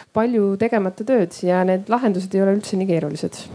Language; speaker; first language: Estonian; native; Estonian